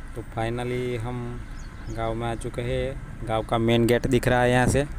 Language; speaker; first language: Hindi; non-native, local second language; Gujarati